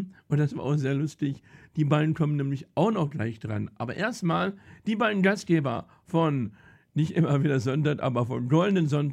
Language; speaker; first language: German; native; German